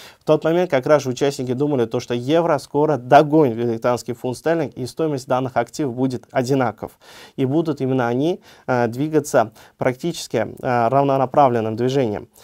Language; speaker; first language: Russian; non-native, local second language; Uzbek